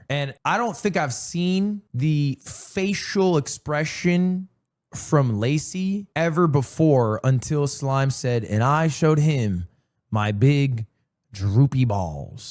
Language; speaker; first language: English; native; English